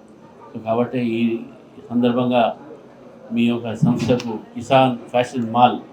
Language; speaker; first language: Telugu; native; Telugu